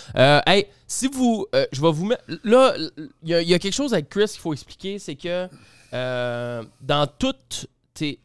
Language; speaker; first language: French; native; French